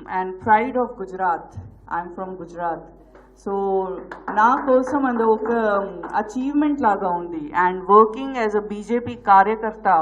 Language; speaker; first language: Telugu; non-native, local second language; Gujarati